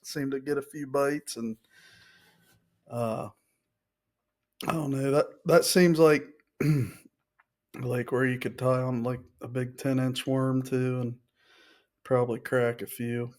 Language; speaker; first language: English; native; English